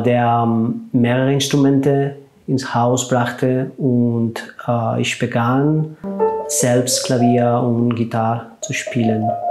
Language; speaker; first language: German; non-native, fluent; Catalan